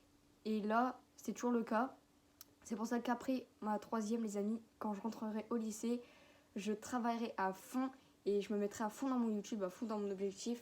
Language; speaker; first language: French; native; French